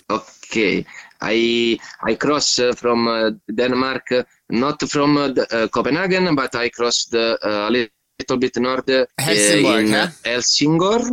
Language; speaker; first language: English; non-native, learner; Italian